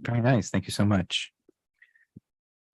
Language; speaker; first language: English; native; English